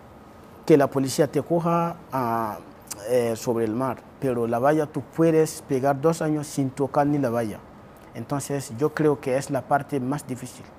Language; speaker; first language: Spanish; non-native, fluent; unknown